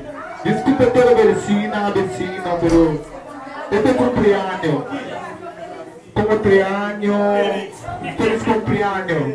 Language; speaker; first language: Spanish; non-native, learner; Haitian Creole